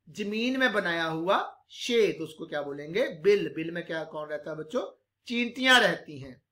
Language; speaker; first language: Hindi; non-native, local second language; Punjabi